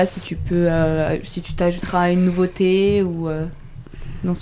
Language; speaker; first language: French; native; French